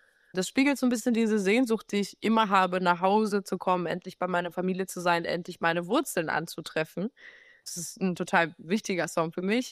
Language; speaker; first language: German; non-native, fluent; Portuguese